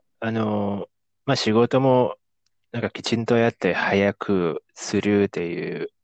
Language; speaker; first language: Japanese; non-native, fluent; Indonesian